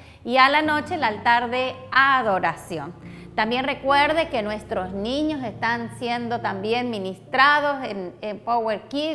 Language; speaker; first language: Spanish; native; Spanish